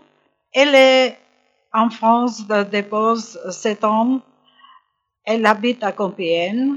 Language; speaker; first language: French; non-native, learner; Arabic